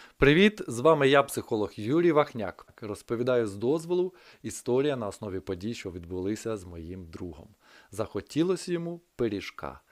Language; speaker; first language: Ukrainian; native; Ukrainian